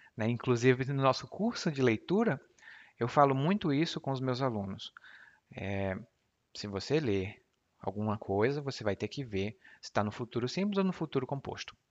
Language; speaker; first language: Portuguese; native; Portuguese